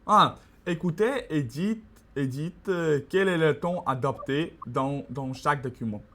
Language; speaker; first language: French; non-native, learner; Russian